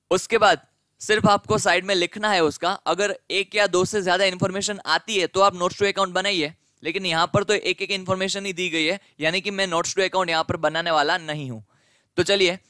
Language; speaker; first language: Hindi; non-native, local second language; Gujarati